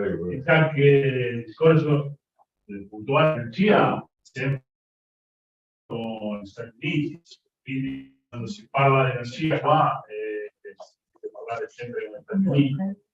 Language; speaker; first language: Italian; early bilingual, heritage; Spanish